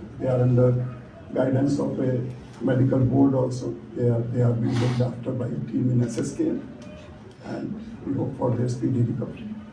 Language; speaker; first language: English; non-native, local second language; Bangla